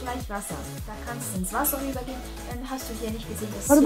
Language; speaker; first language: German; native; German